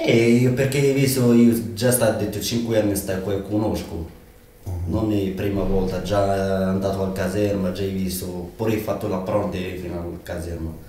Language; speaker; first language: Italian; non-native, learner; Arabic